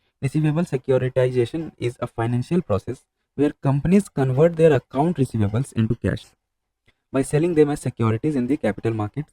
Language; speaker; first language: English; non-native, local second language; Hindi